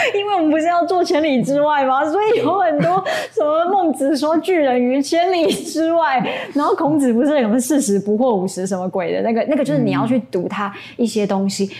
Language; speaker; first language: Chinese; non-native, local second language; English